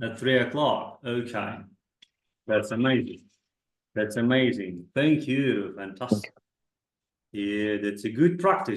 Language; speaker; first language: English; non-native, fluent; Kazakh